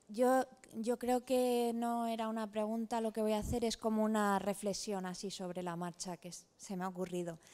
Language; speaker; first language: Spanish; native; Spanish